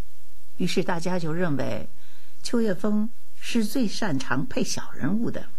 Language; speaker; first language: Chinese; native; Chinese